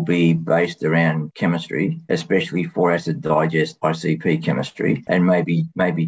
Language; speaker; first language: English; native; English